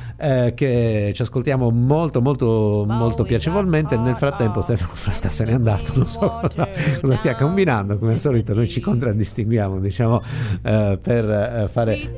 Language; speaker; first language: Italian; native; Italian